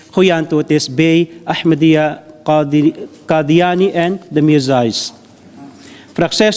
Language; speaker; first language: Dutch; early bilingual, other home language; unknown